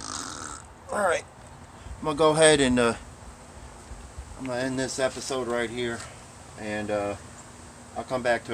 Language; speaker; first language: English; native; English